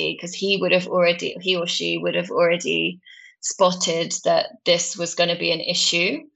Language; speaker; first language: English; native; English